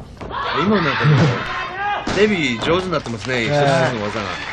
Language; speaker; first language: Japanese; native; Japanese